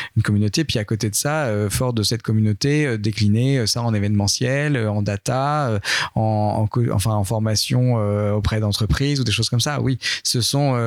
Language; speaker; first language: French; native; French